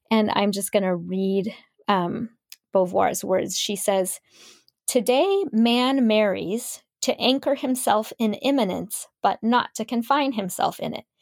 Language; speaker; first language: English; native; English